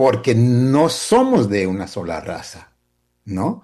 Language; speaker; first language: Spanish; early bilingual, heritage; Spanish